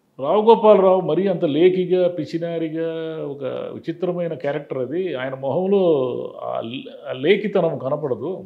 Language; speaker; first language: Telugu; native; Telugu